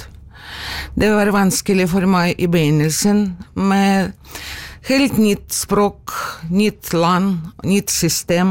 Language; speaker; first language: Norwegian; non-native, learner; Ukrainian